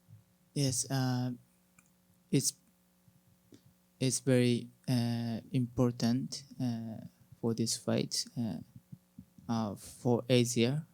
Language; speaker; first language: English; non-native, learner; Japanese